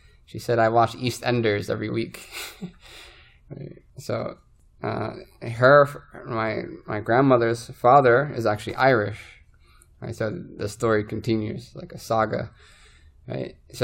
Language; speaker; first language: English; native; English